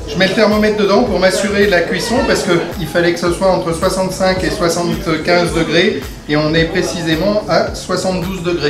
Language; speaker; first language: French; native; French